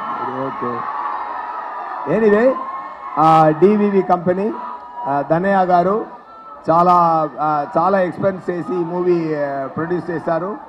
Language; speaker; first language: Telugu; non-native, learner; Tamil